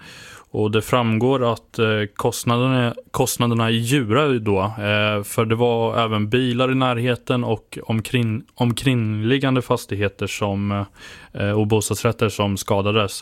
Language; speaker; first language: Swedish; native; Swedish